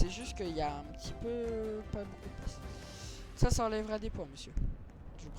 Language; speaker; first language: French; native; French